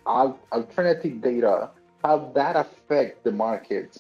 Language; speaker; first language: English; native; English